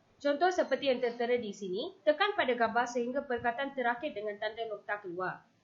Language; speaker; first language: Malay; non-native, local second language; Tamil